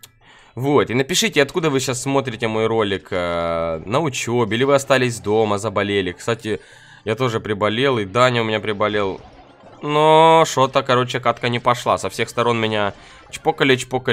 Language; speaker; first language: Russian; native; Russian